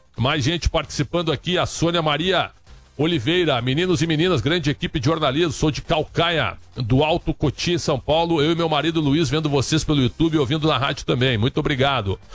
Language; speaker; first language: Portuguese; native; Portuguese